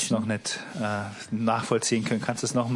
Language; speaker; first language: German; native; German